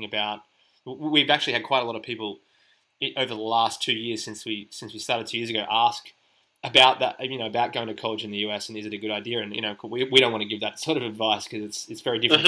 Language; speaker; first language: English; native; English